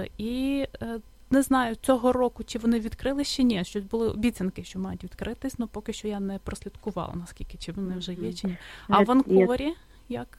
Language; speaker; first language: Ukrainian; native; Ukrainian